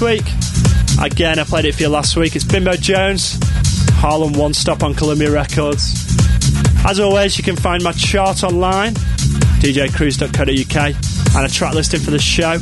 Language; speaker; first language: English; native; English